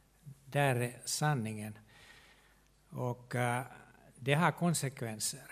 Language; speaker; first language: Swedish; non-native, local second language; Finnish